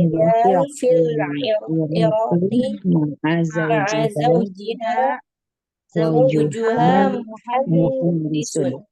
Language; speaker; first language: Arabic; non-native, learner; Indonesian